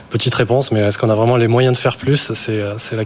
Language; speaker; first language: French; native; French